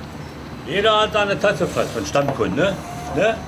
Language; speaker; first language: German; native; German